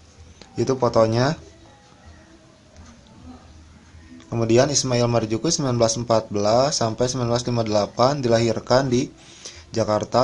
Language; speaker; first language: Indonesian; native; Indonesian